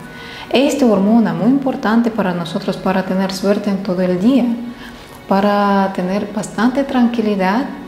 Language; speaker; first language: Spanish; non-native, fluent; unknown